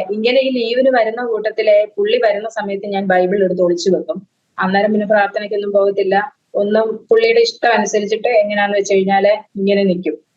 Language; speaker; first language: Malayalam; native; Malayalam